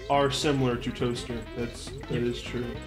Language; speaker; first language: English; native; English